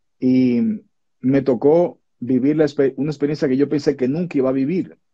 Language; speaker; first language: Spanish; native; Spanish